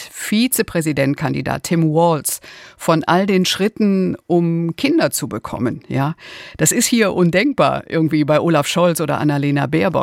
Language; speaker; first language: German; native; German